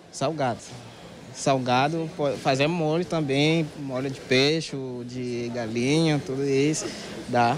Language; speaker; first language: Portuguese; non-native, learner; Haitian Creole